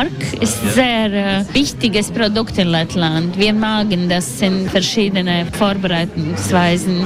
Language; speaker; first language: German; non-native, learner; Latvian